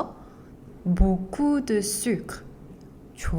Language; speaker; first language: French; non-native, fluent; Korean